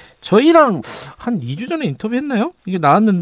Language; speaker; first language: Korean; native; Korean